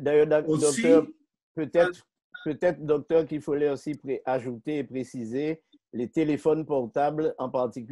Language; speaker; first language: French; native; French